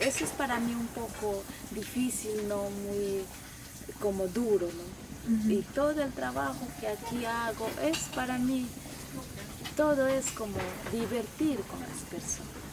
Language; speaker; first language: Spanish; non-native, local second language; Shipibo-Conibo